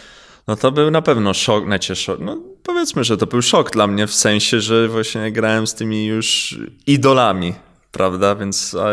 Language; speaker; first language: Polish; early bilingual, heritage; Polish